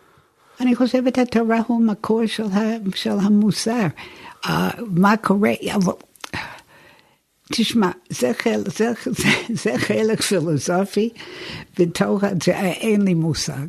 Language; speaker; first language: Hebrew; non-native, fluent; English